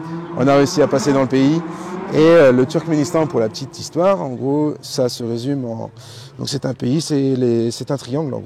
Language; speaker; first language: French; native; French